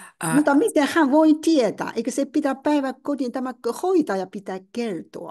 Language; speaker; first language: Finnish; non-native, learner; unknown